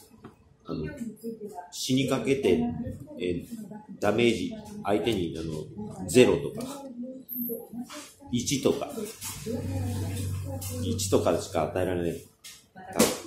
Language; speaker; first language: Japanese; native; Japanese